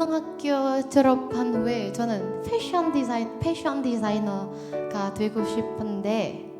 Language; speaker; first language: Korean; non-native, learner; Indonesian